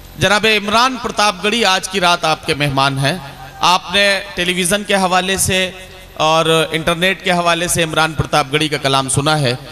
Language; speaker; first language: Hindi; native; Hindi